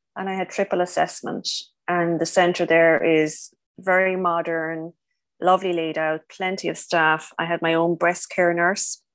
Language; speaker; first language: English; native; English